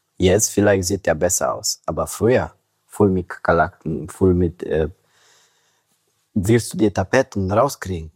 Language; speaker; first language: German; non-native, learner; Romanian